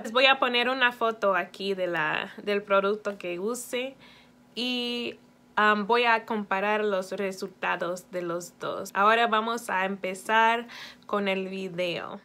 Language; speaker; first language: Spanish; early bilingual, heritage; Spanish